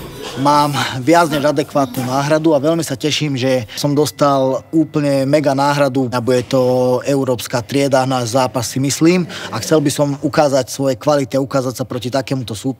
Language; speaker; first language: Slovak; native; Slovak